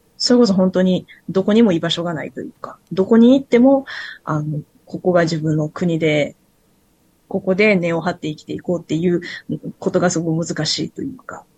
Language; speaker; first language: Japanese; native; Japanese